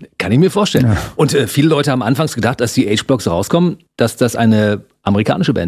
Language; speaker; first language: German; native; German